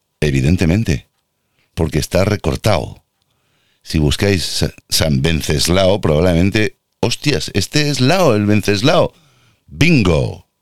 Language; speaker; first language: Spanish; native; Spanish